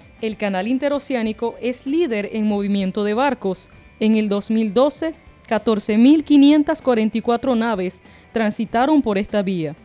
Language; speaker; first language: Spanish; native; Spanish